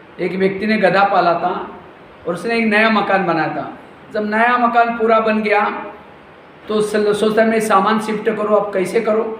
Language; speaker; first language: Hindi; non-native, local second language; Marathi